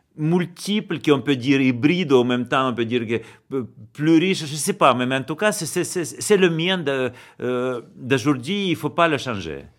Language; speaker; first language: French; non-native, fluent; Russian